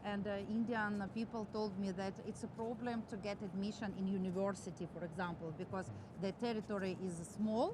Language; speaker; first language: English; non-native, fluent; Russian